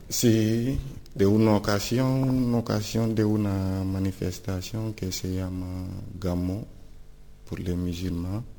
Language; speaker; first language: Spanish; non-native, learner; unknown